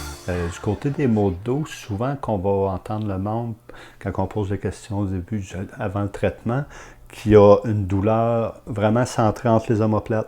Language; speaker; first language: French; native; French